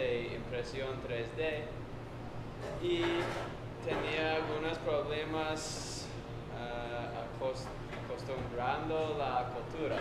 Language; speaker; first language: Spanish; non-native, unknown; English